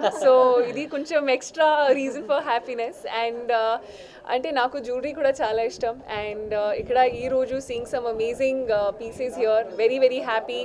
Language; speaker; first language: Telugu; non-native, local second language; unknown